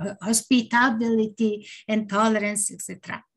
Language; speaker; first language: English; non-native, learner; Mongolian